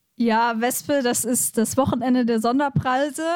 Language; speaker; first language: German; native; German